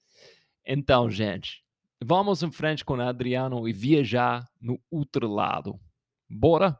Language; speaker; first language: Portuguese; non-native, fluent; English